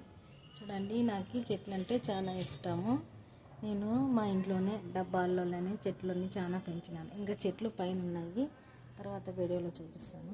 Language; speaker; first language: Telugu; native; Telugu